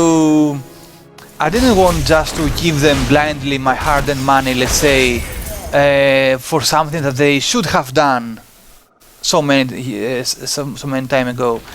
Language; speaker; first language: English; non-native, fluent; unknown